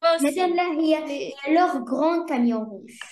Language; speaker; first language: French; non-native, learner; Arabic